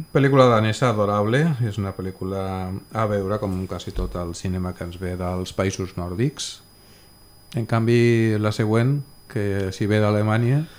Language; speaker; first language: Catalan; non-native, local second language; Spanish